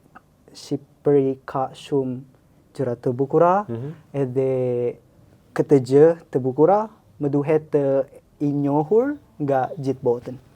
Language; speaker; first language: Albanian; non-native, learner; Indonesian